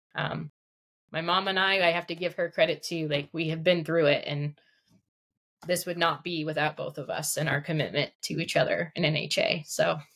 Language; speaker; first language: English; early bilingual, other home language; Russian